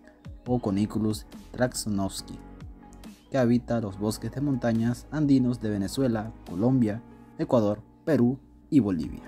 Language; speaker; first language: Spanish; native; Spanish